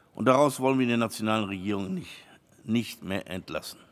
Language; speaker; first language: German; native; German